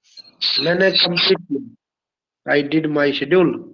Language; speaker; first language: English; non-native, learner; Hindi